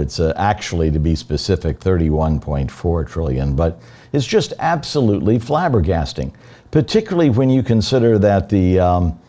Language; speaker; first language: English; native; English